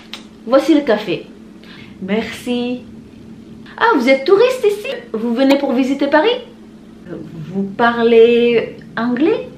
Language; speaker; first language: French; non-native, fluent; Indonesian